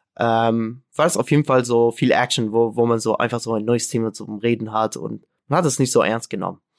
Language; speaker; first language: German; non-native, fluent; Arabic